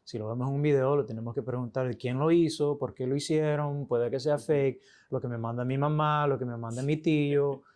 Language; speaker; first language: Spanish; early bilingual, heritage; Spanish